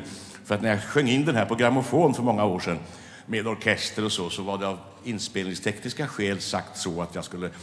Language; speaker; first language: Swedish; native; Swedish